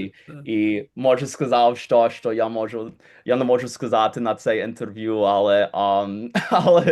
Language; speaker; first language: Ukrainian; early bilingual, heritage; Ukrainian